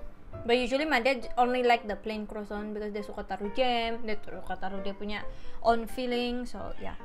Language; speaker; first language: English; non-native, local second language; Malay